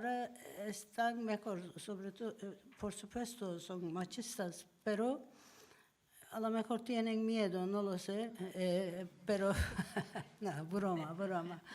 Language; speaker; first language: Spanish; non-native, learner; Turkish